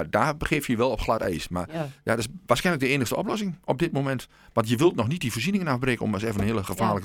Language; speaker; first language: Dutch; native; Dutch